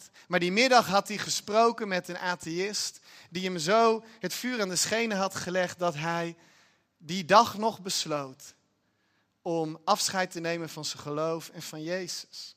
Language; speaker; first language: Dutch; native; Dutch